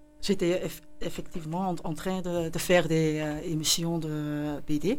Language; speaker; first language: French; non-native, local second language; Dutch